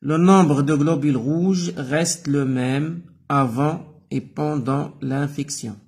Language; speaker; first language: French; non-native, local second language; Arabic